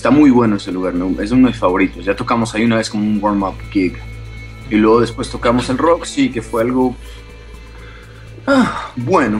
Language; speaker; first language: Spanish; early bilingual, other home language; English